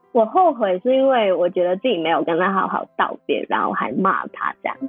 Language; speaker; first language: Chinese; non-native, fluent; Cantonese